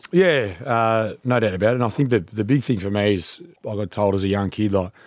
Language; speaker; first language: English; native; English